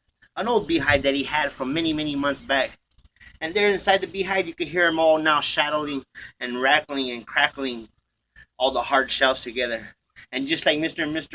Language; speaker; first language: English; native; English